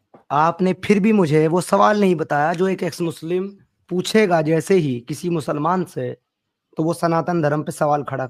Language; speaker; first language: Hindi; native; Hindi